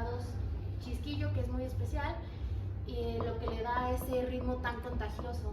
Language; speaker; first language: Spanish; native; Spanish